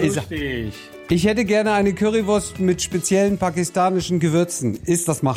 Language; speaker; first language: German; native; German